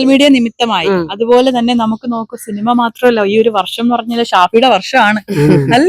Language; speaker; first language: Malayalam; native; Malayalam